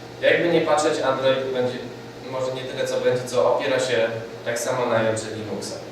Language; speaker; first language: Polish; native; Polish